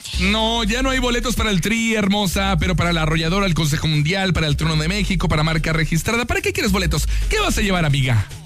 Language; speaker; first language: Spanish; native; Spanish